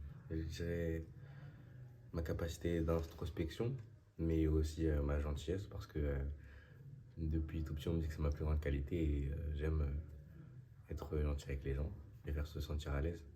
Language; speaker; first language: French; native; French